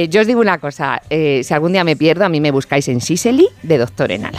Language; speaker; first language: Spanish; native; Spanish